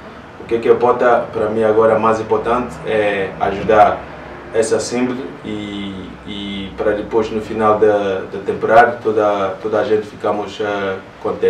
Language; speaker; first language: Portuguese; non-native, learner; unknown